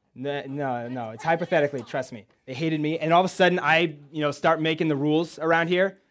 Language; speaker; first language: English; early bilingual, other home language; Russian